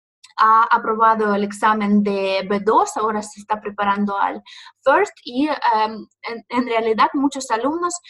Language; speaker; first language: Spanish; non-native, fluent; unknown